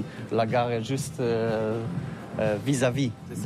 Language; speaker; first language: French; non-native, learner; Polish